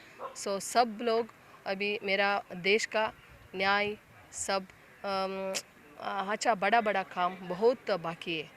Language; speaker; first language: Hindi; non-native, local second language; Kannada